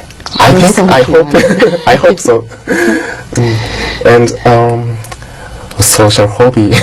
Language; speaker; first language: English; non-native, learner; Japanese